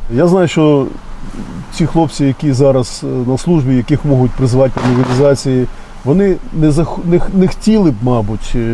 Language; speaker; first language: Ukrainian; native; Ukrainian